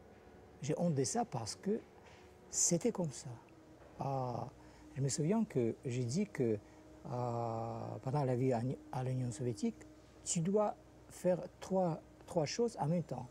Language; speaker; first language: French; non-native, fluent; Russian